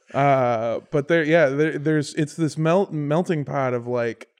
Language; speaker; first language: English; native; English